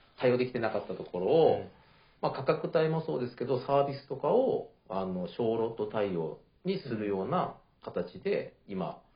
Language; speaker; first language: Japanese; native; Japanese